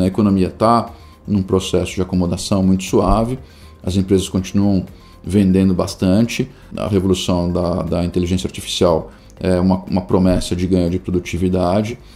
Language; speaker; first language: Portuguese; native; Portuguese